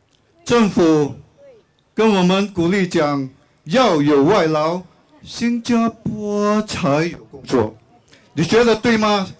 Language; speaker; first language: Chinese; non-native, local second language; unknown